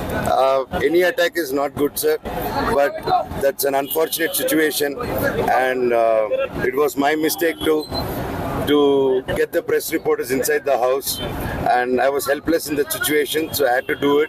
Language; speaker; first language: English; non-native, local second language; Telugu